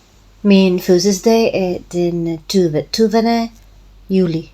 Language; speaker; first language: Danish; non-native, learner; Cebuano